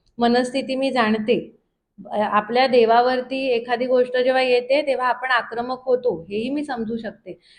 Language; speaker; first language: Marathi; native; Marathi